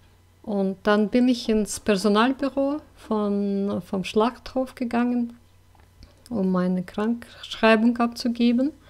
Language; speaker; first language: German; non-native, fluent; Russian